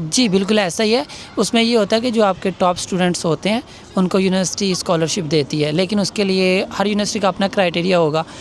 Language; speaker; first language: Urdu; non-native, local second language; Punjabi